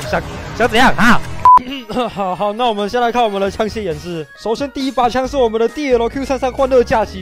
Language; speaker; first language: Chinese; native; Chinese